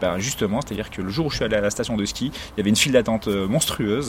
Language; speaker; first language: French; native; French